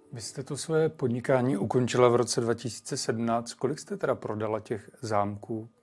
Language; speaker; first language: Czech; native; Czech